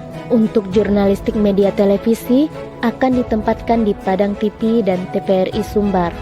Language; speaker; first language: Indonesian; native; Indonesian